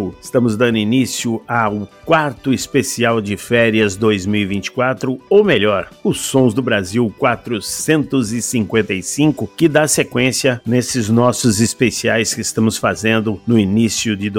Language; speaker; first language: Portuguese; native; Portuguese